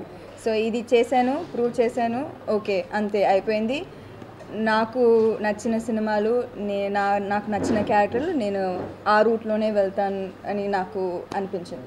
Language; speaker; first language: Telugu; non-native, local second language; Tamil